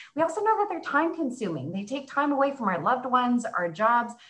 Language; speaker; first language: English; native; English